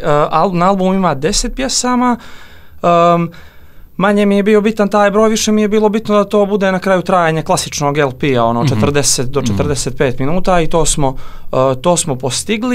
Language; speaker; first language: Serbian; native; Serbian